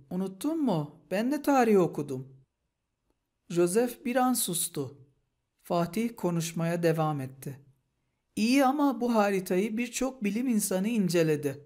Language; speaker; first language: Turkish; non-native, fluent; Persian